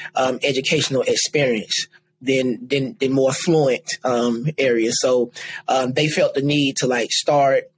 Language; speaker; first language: English; native; English